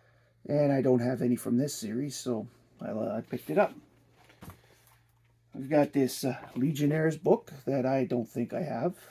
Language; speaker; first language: English; native; English